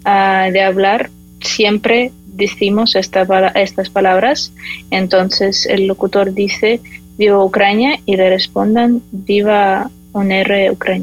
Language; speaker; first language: Spanish; non-native, fluent; Ukrainian